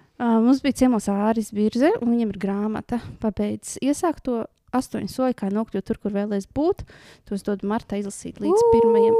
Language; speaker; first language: Latvian; native; Latvian